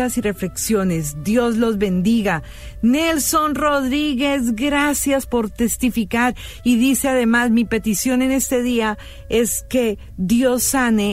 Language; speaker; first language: Spanish; native; Spanish